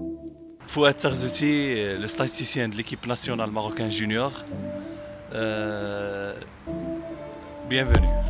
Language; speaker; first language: French; non-native, local second language; Arabic